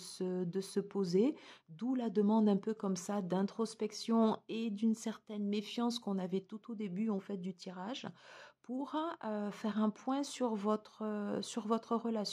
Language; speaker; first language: French; native; French